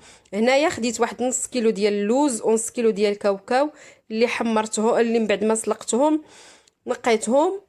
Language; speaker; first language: Arabic; native; Arabic